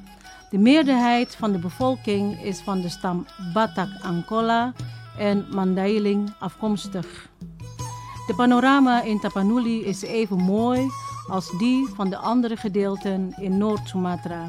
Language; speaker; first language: Dutch; non-native, fluent; Indonesian